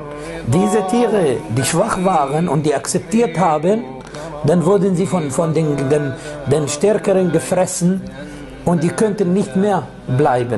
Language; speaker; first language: German; non-native, fluent; Arabic